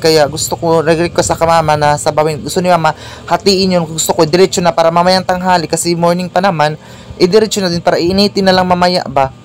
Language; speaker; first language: Filipino; non-native, local second language; Cebuano